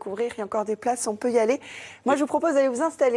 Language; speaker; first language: French; native; French